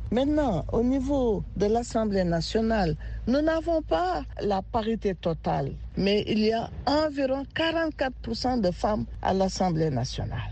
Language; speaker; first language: French; non-native, local second language; Wolof